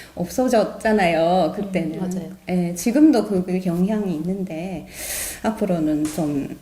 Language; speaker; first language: Korean; non-native, fluent; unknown